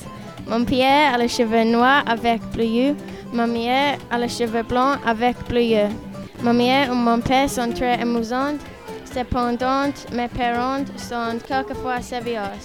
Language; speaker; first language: French; non-native, learner; English